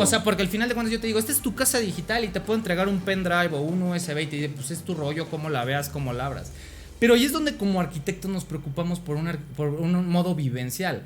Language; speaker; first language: Spanish; native; Spanish